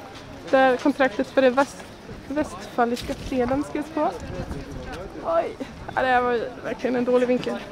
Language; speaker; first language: Swedish; native; Swedish